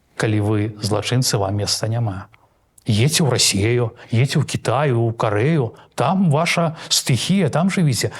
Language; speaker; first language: Belarusian; non-native, local second language; Russian